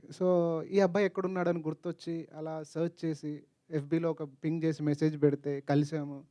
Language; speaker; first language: Telugu; native; Telugu